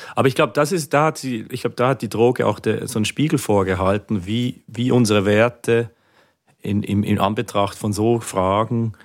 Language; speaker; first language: German; native; German